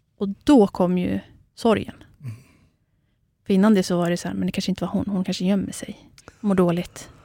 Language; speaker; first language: Swedish; early bilingual, other home language; Kurdish